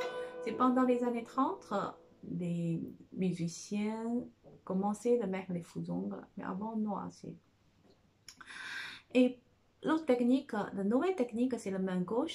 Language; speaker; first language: French; non-native, fluent; Chinese